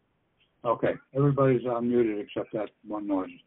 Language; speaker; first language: English; native; English